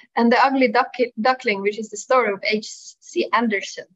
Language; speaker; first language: English; non-native, fluent; Norwegian